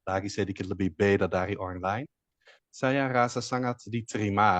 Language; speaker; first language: Indonesian; non-native, fluent; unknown